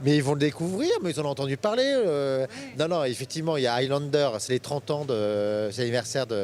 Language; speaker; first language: French; native; French